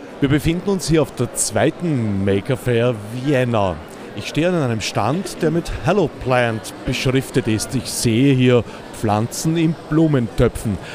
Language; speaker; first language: German; native; German